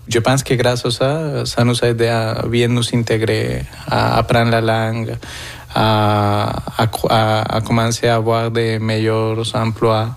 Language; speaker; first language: French; non-native, fluent; Spanish